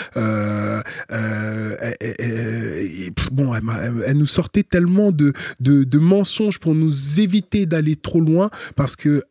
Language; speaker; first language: French; early bilingual, other home language; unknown